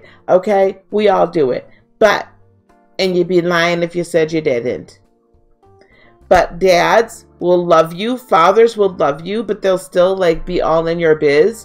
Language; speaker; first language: English; native; English